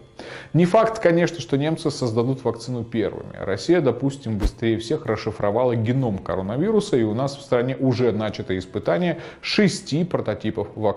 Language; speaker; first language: Russian; native; Russian